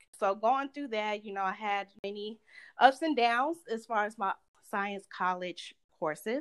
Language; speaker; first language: English; native; English